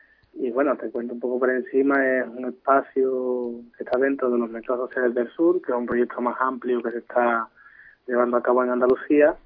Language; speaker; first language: Spanish; native; Spanish